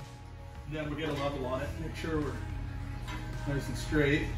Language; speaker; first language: English; native; English